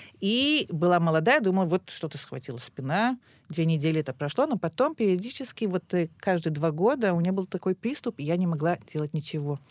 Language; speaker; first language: Russian; early bilingual, heritage; Russian